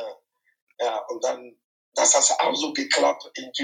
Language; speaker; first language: German; non-native, fluent; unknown